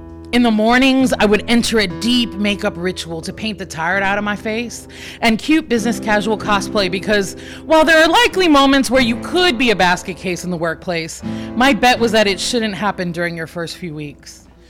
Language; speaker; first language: English; early bilingual, other home language; Spanish